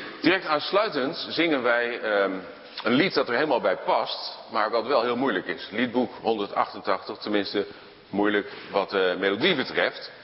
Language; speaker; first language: Dutch; native; Dutch